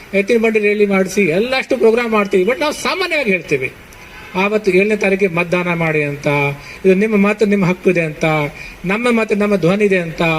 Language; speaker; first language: Kannada; non-native, fluent; Hindi